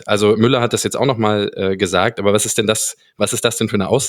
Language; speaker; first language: German; native; German